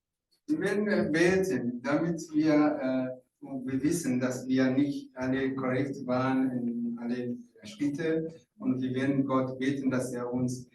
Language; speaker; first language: German; non-native, fluent; Rundi